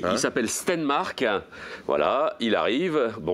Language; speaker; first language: French; native; French